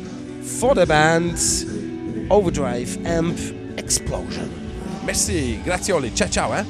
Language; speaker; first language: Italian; non-native, learner; German